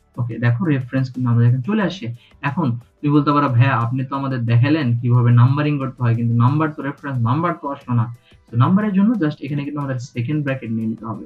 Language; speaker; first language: Bangla; native; Bangla